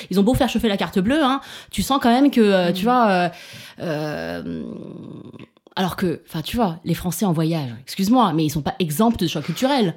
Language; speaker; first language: French; early bilingual, other home language; Chinese